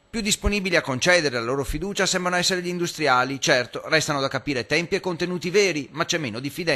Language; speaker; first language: Italian; native; Italian